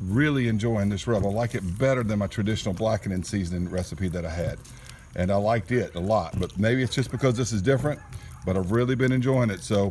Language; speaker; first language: English; native; English